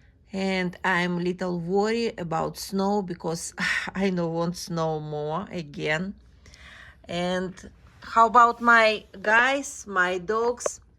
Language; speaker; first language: English; non-native, learner; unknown